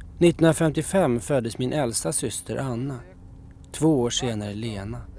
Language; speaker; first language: Swedish; native; Swedish